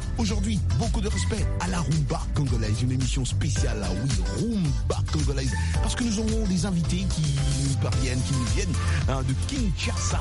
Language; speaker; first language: French; non-native, local second language; Lingala